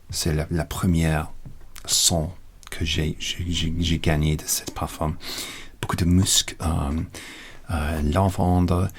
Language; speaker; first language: French; non-native, learner; English